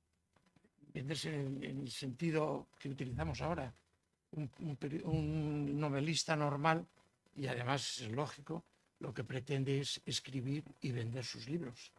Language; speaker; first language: Spanish; native; Spanish